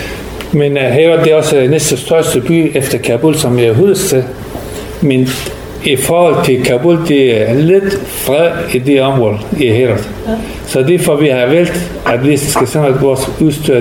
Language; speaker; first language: Danish; non-native, learner; Persian